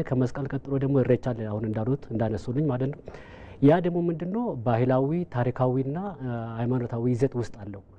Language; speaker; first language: Amharic; non-native, local second language; Oromo